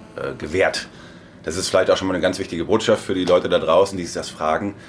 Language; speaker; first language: German; native; German